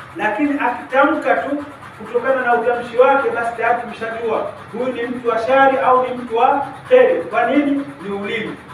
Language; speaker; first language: Swahili; native; Swahili